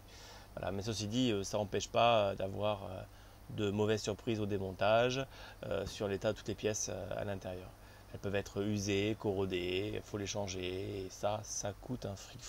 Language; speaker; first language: French; native; French